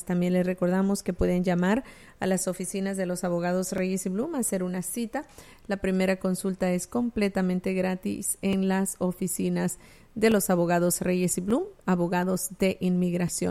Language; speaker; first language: Spanish; native; Spanish